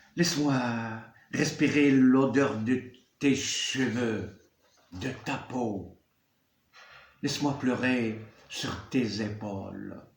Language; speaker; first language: French; non-native, local second language; Arabic